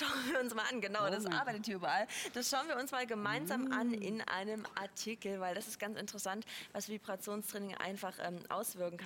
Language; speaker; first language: German; native; German